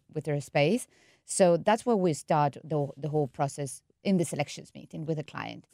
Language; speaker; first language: English; non-native, fluent; Spanish